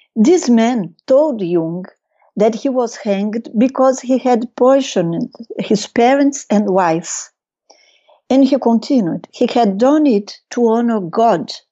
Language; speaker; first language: English; non-native, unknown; Portuguese